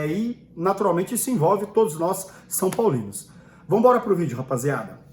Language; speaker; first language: Portuguese; native; Portuguese